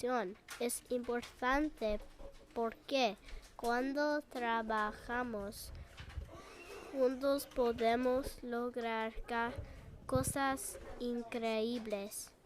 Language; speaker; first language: Spanish; non-native, learner; English